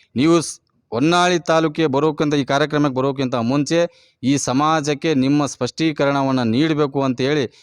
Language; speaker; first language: Kannada; non-native, local second language; Lambadi